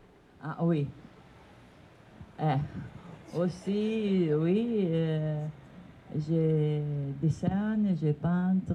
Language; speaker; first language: French; non-native, learner; Italian